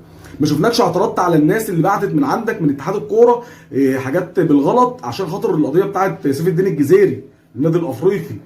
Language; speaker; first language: Arabic; native; Arabic